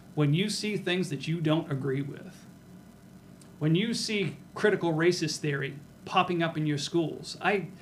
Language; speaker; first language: English; native; English